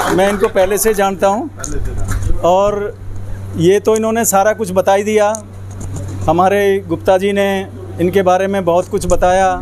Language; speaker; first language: Hindi; native; Hindi